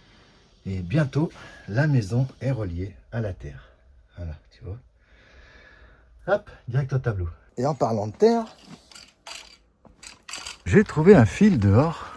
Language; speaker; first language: French; native; French